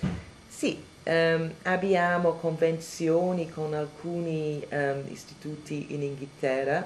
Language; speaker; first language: Italian; non-native, fluent; English